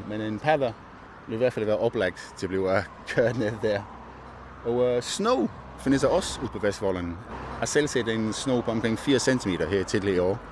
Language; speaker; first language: Danish; non-native, fluent; English